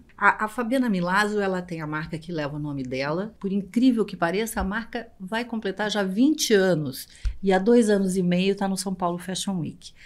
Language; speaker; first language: Portuguese; native; Portuguese